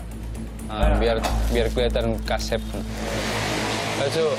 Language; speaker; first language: Indonesian; native; Indonesian